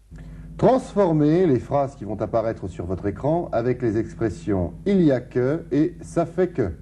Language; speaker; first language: French; native; French